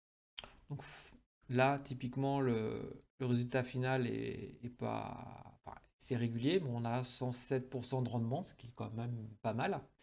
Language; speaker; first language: French; native; French